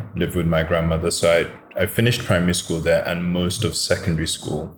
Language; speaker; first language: English; native; English